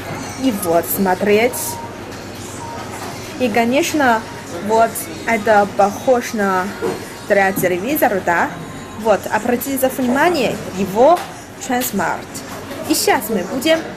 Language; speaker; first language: Russian; non-native, learner; Chinese